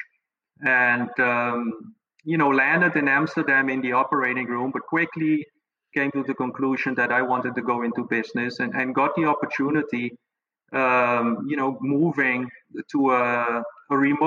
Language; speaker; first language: English; non-native, fluent; Papiamento